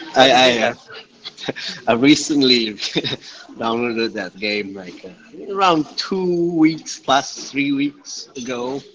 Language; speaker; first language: English; non-native, local second language; Malay